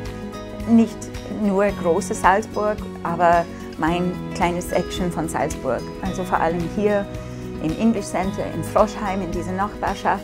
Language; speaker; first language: German; non-native, fluent; English